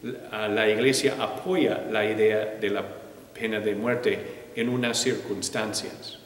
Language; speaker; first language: Spanish; non-native, fluent; English